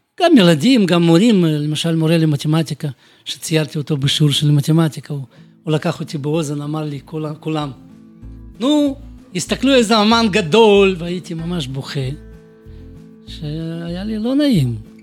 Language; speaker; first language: Hebrew; non-native, fluent; Russian